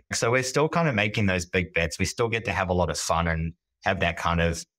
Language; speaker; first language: English; native; English